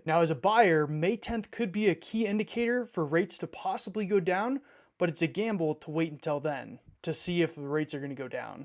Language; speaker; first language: English; native; English